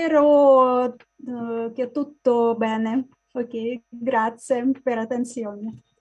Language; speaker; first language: Italian; non-native, learner; Russian